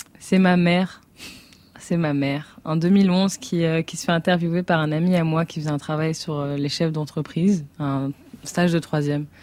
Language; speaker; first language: French; native; French